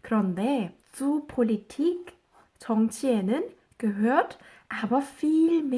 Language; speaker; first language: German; non-native, fluent; Korean